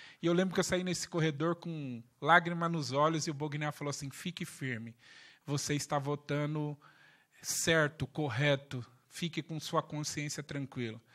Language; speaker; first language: Portuguese; native; Portuguese